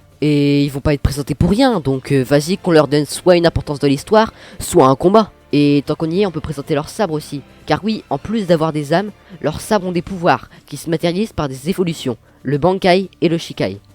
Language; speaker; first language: French; native; French